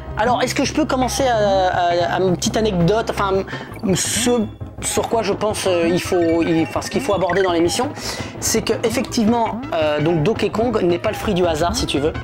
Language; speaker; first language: French; native; French